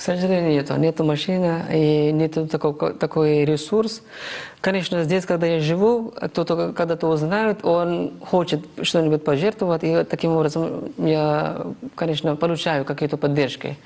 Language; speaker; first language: Russian; non-native, fluent; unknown